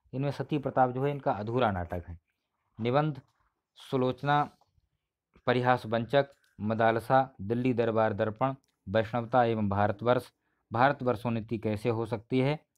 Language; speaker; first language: Hindi; native; Hindi